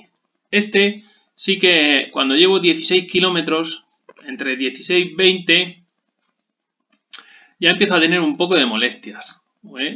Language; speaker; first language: Spanish; native; Spanish